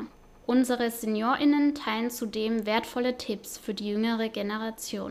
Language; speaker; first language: German; native; German